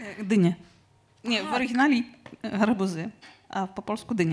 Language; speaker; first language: Ukrainian; non-native, fluent; Polish